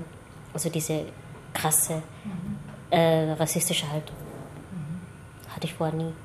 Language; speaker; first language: German; early bilingual, other home language; Khmer